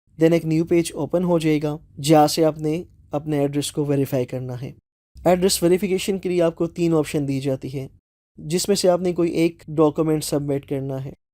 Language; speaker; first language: Urdu; non-native, local second language; Punjabi